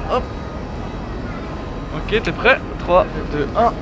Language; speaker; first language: French; native; French